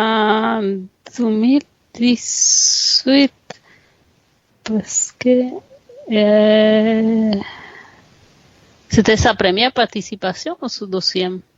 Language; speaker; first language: French; non-native, fluent; Spanish